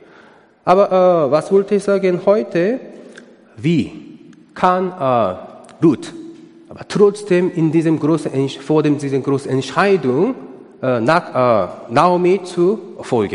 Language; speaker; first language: German; non-native, learner; Korean